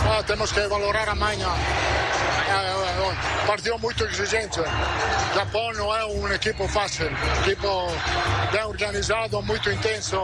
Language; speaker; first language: Portuguese; non-native, learner; Italian